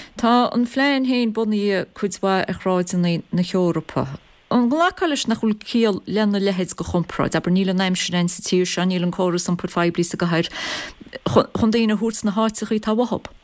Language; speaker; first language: Irish; native; Irish